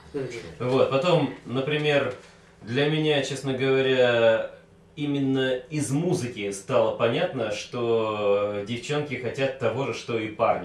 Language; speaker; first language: Russian; native; Russian